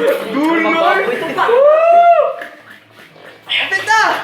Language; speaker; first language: Filipino; non-native, local second language; Cebuano